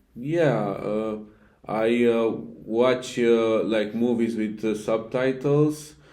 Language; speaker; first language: English; non-native, fluent; Romanian